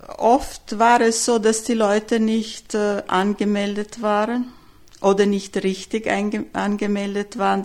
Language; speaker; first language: German; non-native, fluent; Serbian